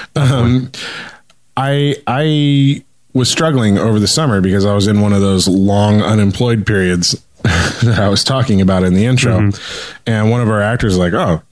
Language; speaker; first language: English; native; English